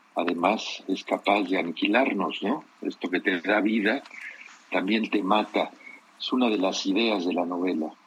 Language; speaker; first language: Spanish; native; Spanish